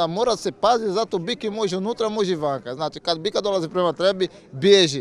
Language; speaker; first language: Croatian; non-native, learner; Portuguese